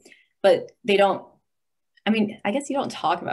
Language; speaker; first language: English; native; English